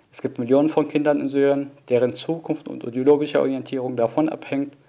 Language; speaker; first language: German; non-native, fluent; Arabic